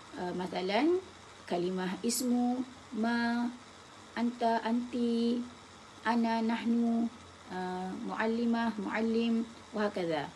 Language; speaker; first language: Arabic; non-native, learner; Malay